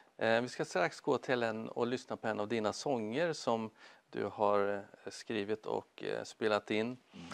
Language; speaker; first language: Swedish; native; Swedish